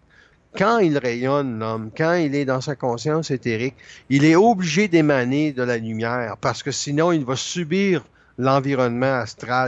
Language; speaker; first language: French; native; French